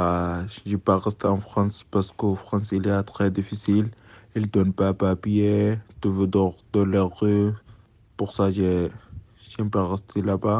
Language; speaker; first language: French; non-native, learner; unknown